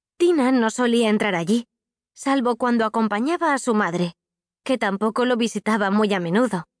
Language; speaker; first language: Spanish; native; Spanish